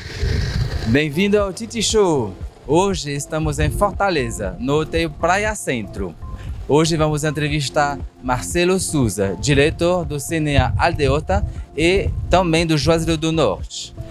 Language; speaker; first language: Portuguese; non-native, fluent; French